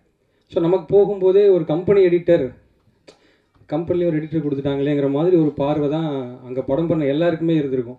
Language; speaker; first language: Tamil; native; Tamil